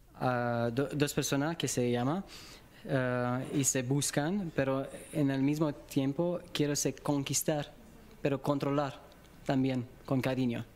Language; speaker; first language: Spanish; non-native, learner; Romanian